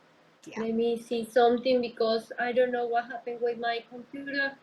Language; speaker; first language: English; non-native, learner; Spanish